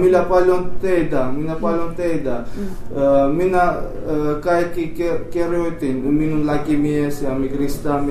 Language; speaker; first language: Finnish; non-native, learner; Armenian